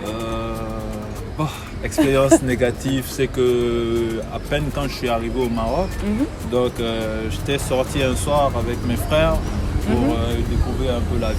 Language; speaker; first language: French; non-native, local second language; Bambara